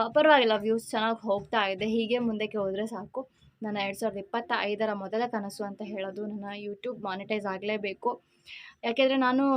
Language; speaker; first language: Kannada; non-native, local second language; Malayalam